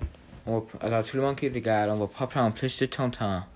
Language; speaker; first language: French; non-native, learner; English